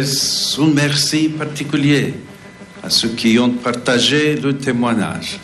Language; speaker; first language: French; non-native, fluent; English